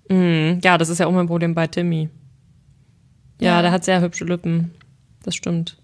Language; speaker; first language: German; native; German